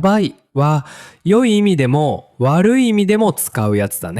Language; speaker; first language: Japanese; native; Japanese